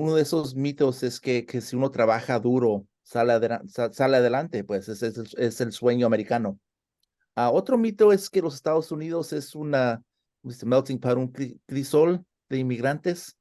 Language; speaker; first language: Spanish; early bilingual, heritage; Spanish